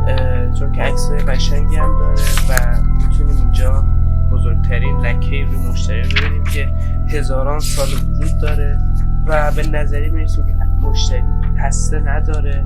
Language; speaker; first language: Persian; native; Persian